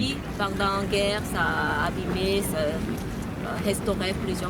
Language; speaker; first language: French; non-native, learner; Korean